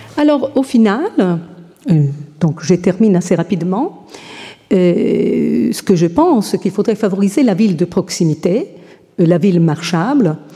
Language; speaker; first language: French; non-native, fluent; Italian